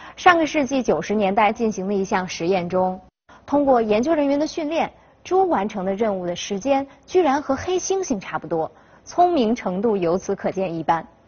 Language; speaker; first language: Chinese; native; Chinese